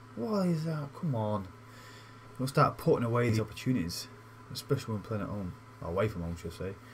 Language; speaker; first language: English; native; English